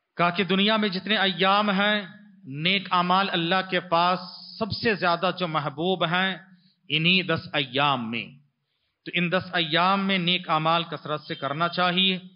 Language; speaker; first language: Urdu; native; Urdu